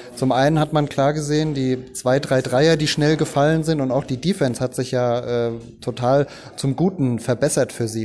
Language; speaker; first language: German; native; German